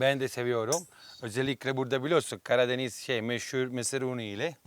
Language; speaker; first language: Turkish; non-native, fluent; Italian